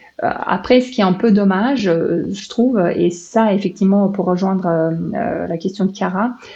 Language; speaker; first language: French; non-native, fluent; Serbian